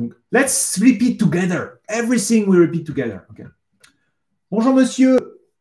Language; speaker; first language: English; non-native, fluent; French